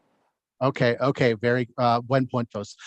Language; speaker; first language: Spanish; non-native, learner; English